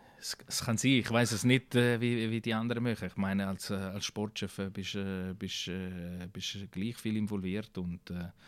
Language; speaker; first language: German; non-native, local second language; Italian